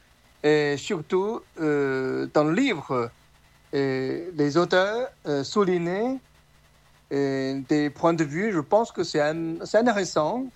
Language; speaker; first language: French; non-native, fluent; Chinese